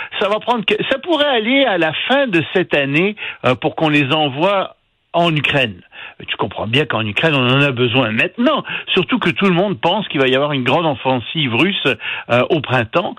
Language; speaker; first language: French; native; French